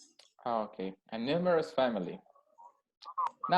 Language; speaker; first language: English; non-native, fluent; Spanish